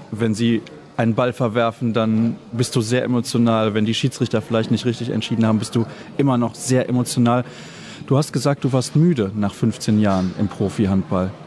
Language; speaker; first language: German; native; German